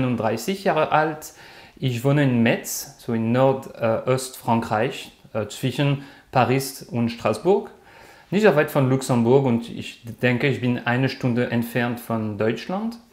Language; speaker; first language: German; non-native, learner; French